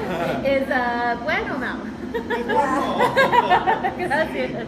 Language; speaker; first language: Spanish; non-native, learner; English